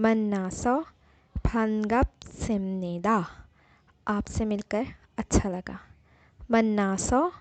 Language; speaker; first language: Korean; non-native, fluent; Urdu